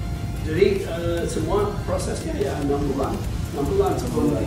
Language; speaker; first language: Indonesian; non-native, fluent; English